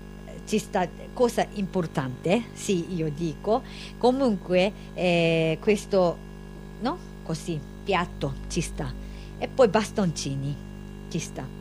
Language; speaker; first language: Italian; non-native, learner; Japanese